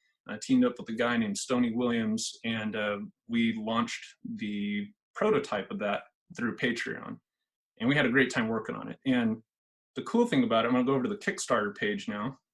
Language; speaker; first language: English; native; English